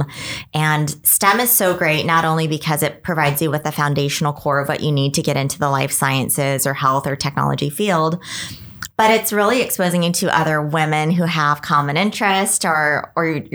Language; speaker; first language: English; native; English